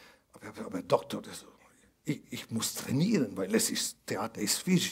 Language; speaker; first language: German; non-native, fluent; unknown